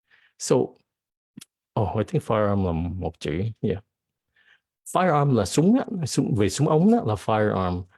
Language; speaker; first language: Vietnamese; early bilingual, heritage; Vietnamese